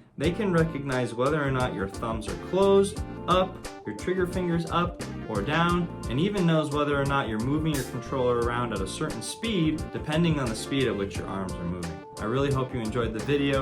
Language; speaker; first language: English; native; English